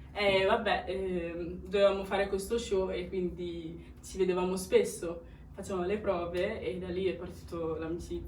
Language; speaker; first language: Italian; early bilingual, other home language; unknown